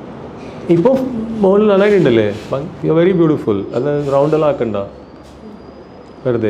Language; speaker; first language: Malayalam; non-native, local second language; Tamil